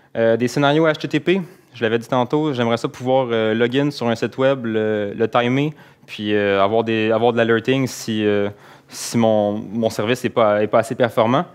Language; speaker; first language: French; native; French